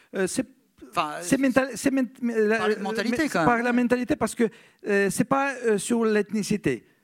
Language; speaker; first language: French; non-native, fluent; Russian